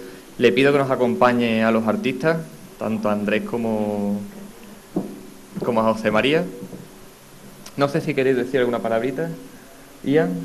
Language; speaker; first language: Spanish; native; Spanish